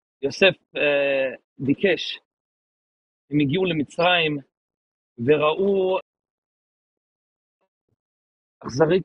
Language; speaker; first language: Hebrew; non-native, fluent; English